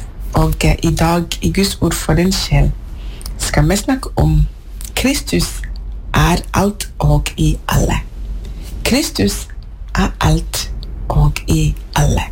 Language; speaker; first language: Norwegian; non-native, fluent; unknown